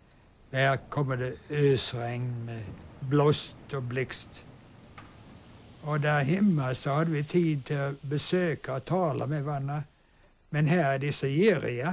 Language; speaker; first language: Swedish; early bilingual, heritage; English